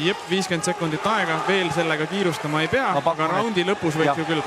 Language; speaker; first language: Estonian; native; Estonian